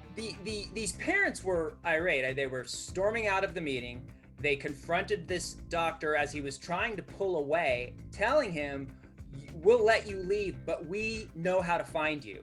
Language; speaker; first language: English; native; English